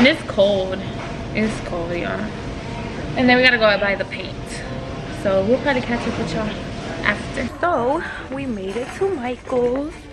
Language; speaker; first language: English; native; English